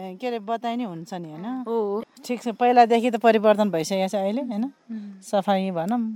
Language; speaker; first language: Nepali; non-native, local second language; Eastern Tamang